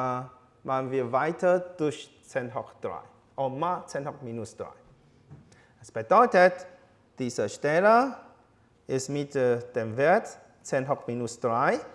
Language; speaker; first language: German; non-native, fluent; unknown